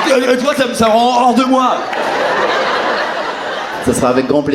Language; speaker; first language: French; native; French